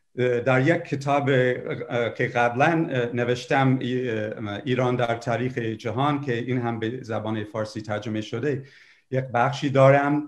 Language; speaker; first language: Persian; non-native, fluent; English